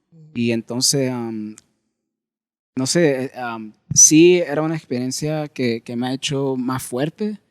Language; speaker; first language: Spanish; early bilingual, heritage; Spanish